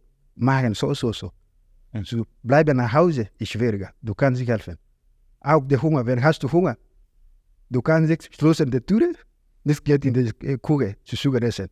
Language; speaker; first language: German; non-native, learner; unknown